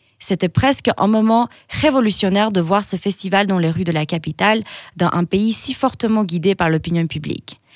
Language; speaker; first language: French; non-native, fluent; Albanian